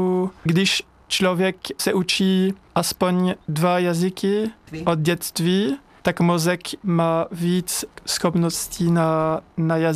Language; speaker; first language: Czech; non-native, learner; French